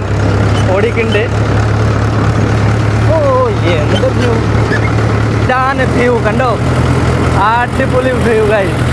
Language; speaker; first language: Malayalam; non-native, learner; Bangla